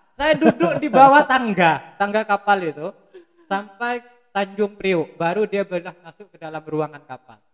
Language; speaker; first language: Indonesian; non-native, local second language; Madurese